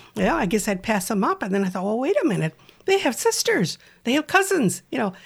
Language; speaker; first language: English; native; English